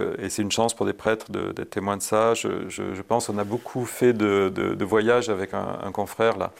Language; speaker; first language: French; native; French